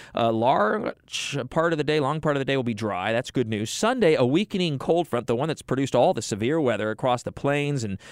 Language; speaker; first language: English; native; English